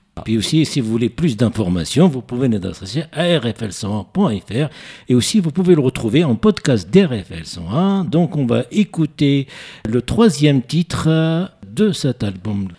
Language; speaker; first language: French; native; French